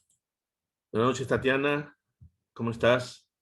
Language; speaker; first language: Spanish; native; Spanish